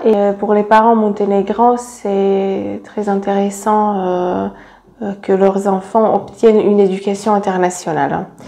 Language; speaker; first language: French; non-native, fluent; Serbian